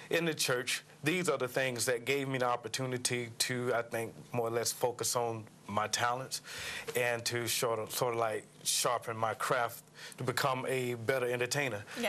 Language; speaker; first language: English; native; English